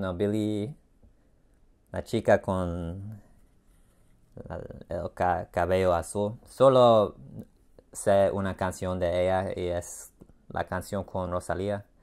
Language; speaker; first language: Spanish; non-native, learner; English